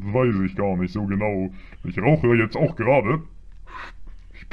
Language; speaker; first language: German; native; German